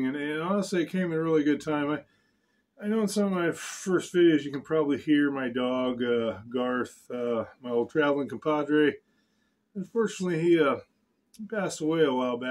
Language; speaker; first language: English; native; English